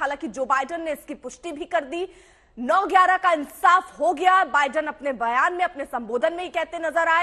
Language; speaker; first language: Hindi; native; Hindi